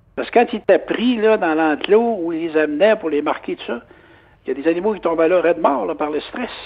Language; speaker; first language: French; native; French